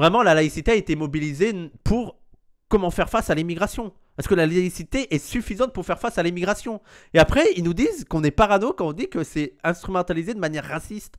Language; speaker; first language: French; native; French